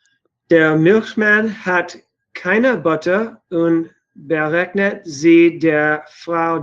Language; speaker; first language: German; non-native, learner; English